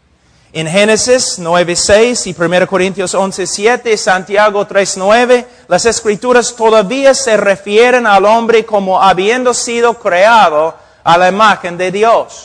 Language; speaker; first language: Spanish; non-native, fluent; English